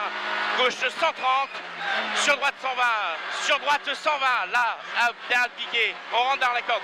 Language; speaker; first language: French; native; French